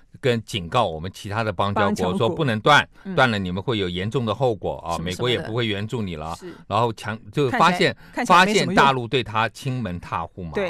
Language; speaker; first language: Chinese; native; Chinese